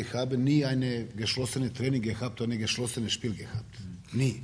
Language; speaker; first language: German; non-native, learner; Serbian